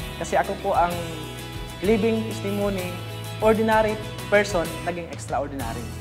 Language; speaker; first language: Filipino; non-native, local second language; Cebuano